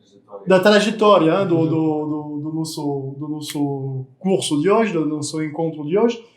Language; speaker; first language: Portuguese; non-native, fluent; French